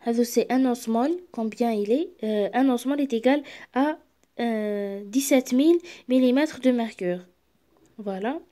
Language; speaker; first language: French; non-native, local second language; Arabic